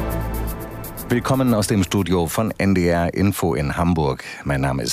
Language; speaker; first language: German; native; German